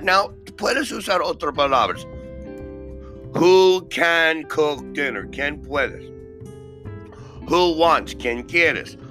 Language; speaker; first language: Spanish; non-native, learner; English